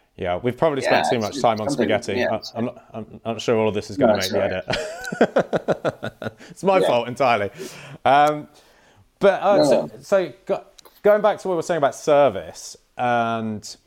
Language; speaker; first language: English; native; English